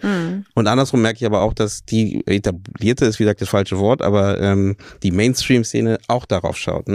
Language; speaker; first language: German; native; German